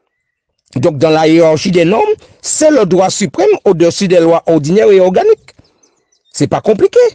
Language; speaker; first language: French; native; French